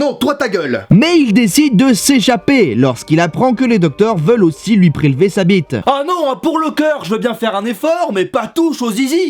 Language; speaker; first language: French; native; French